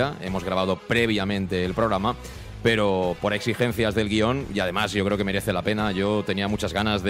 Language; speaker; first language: Spanish; native; Spanish